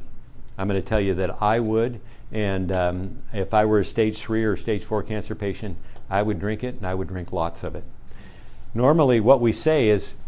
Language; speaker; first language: English; native; English